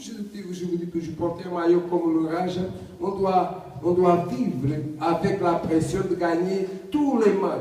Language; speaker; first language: French; non-native, learner; Portuguese